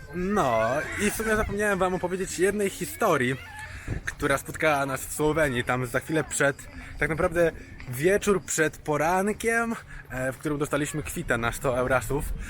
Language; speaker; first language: Polish; native; Polish